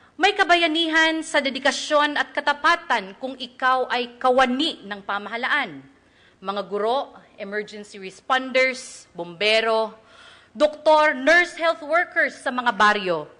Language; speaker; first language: Filipino; native; Filipino